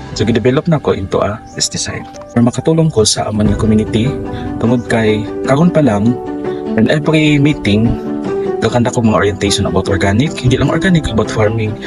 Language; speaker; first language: Cebuano; non-native, local second language; Hiligaynon